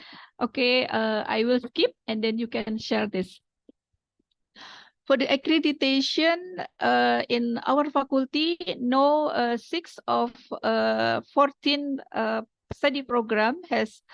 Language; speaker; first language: English; non-native, fluent; Indonesian